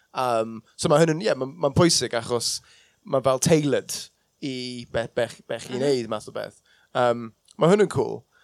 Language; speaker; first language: Welsh; non-native, local second language; English